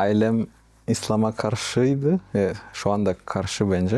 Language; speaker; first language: Turkish; non-native, fluent; Russian